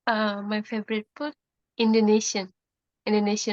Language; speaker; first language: English; non-native, learner; Indonesian